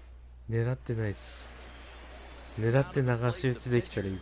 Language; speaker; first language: Japanese; native; Japanese